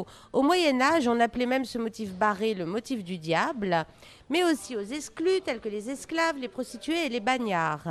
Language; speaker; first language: French; native; French